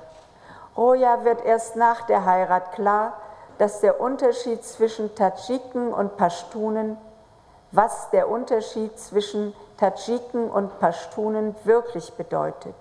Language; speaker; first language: German; native; German